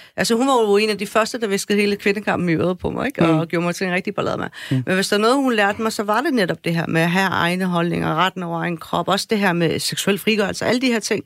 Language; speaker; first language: Danish; early bilingual, other home language; Persian